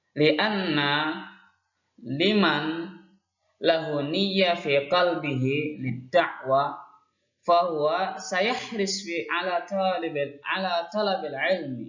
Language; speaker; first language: Arabic; non-native, fluent; Indonesian